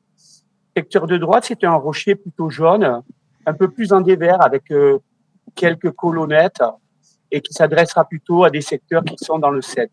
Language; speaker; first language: French; native; French